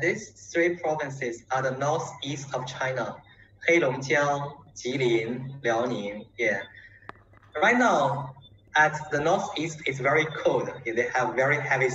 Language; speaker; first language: English; non-native, learner; Chinese